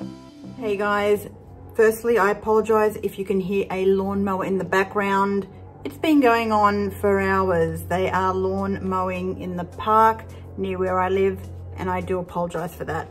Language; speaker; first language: English; native; English